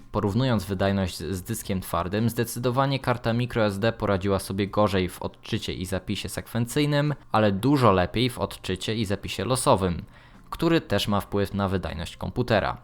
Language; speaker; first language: Polish; native; Polish